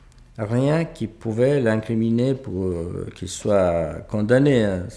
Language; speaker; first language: French; non-native, fluent; Albanian